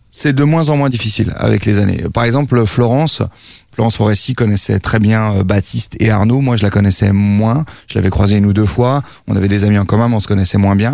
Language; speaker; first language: French; native; French